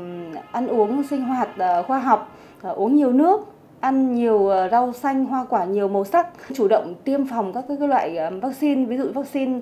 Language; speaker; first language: Vietnamese; native; Vietnamese